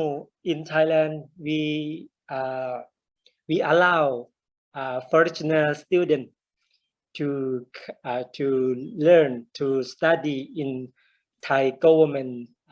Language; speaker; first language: English; non-native, learner; Thai